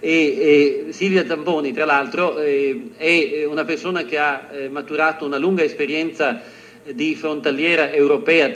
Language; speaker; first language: Italian; native; Italian